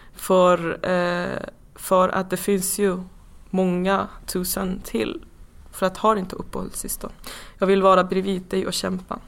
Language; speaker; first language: Swedish; non-native, fluent; Persian